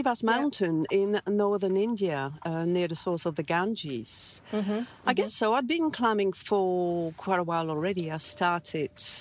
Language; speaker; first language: English; non-native, fluent; French